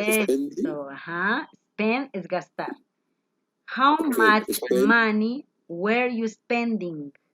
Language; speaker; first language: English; non-native, fluent; Spanish